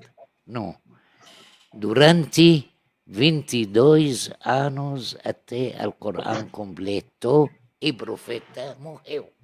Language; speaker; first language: Portuguese; non-native, learner; Arabic